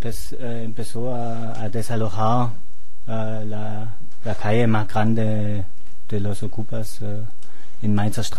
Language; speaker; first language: Spanish; non-native, fluent; German